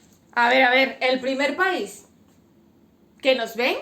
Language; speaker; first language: Spanish; native; Spanish